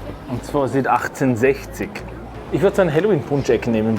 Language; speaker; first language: German; native; German